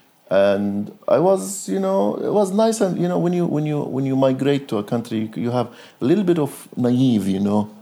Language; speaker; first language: English; non-native, fluent; Arabic